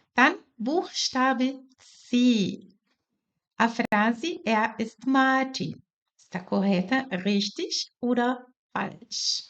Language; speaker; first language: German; non-native, fluent; Portuguese